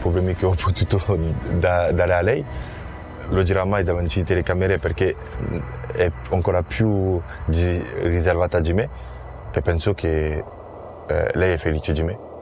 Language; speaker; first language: Italian; non-native, fluent; French